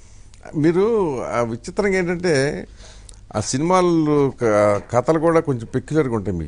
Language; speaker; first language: Telugu; native; Telugu